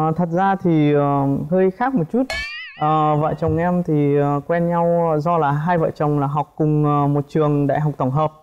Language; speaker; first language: Vietnamese; early bilingual, heritage; Ukrainian